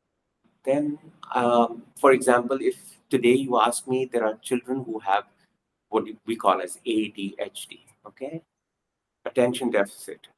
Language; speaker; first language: English; non-native, local second language; Punjabi